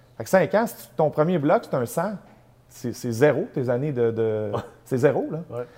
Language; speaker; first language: French; native; French